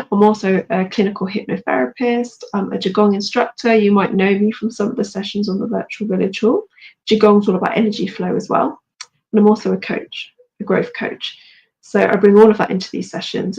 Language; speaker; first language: English; native; English